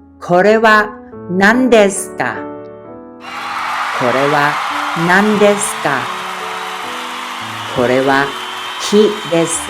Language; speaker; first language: Japanese; non-native, fluent; Thai